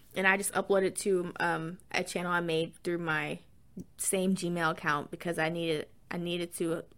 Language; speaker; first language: English; native; English